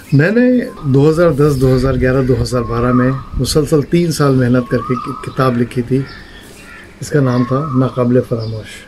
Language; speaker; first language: Urdu; native; Urdu